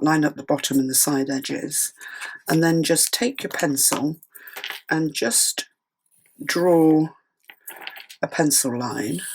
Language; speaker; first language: English; native; English